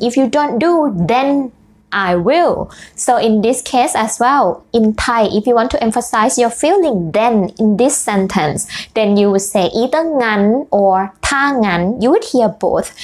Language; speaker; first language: English; non-native, fluent; Thai